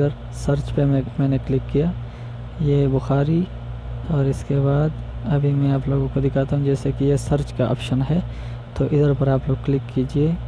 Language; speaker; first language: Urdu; non-native, local second language; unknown